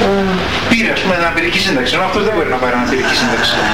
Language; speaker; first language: Greek; native; Greek